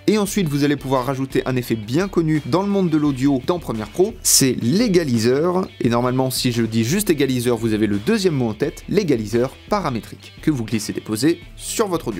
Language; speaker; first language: French; native; French